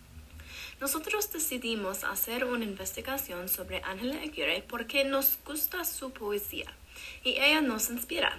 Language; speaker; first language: Spanish; non-native, learner; English